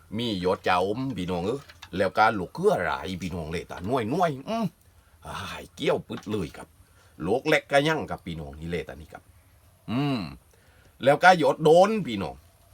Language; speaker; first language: Thai; native; Thai